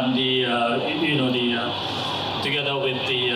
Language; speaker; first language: English; non-native, learner; Japanese